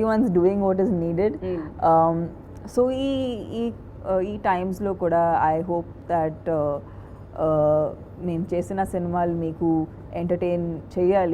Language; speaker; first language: Telugu; non-native, fluent; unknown